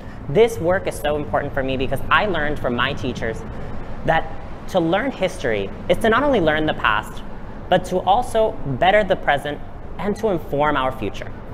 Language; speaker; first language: English; early bilingual, other home language; Spanish